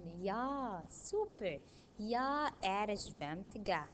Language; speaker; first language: German; non-native, fluent; Arabic